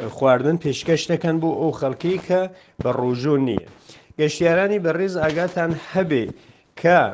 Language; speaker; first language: Central Kurdish; non-native, local second language; Southern Kurdish